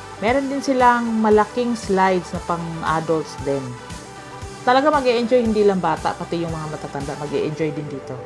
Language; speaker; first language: Filipino; non-native, local second language; Cebuano